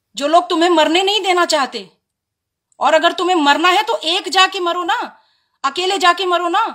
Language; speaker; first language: Hindi; native; Hindi